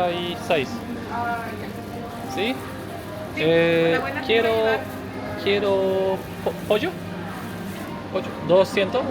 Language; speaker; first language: Spanish; non-native, learner; Polish